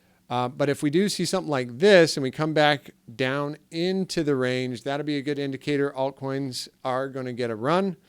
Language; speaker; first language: English; native; English